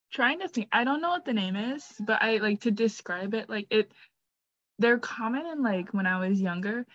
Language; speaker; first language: English; native; English